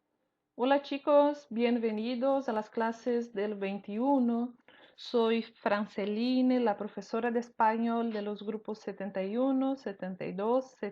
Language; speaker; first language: Spanish; non-native, fluent; Portuguese